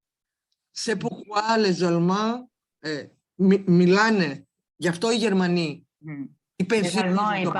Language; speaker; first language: French; non-native, learner; Greek